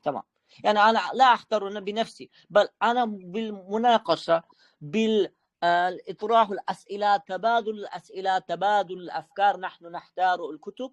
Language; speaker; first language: Arabic; non-native, fluent; Uzbek